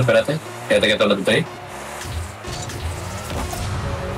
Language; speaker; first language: Spanish; native; Spanish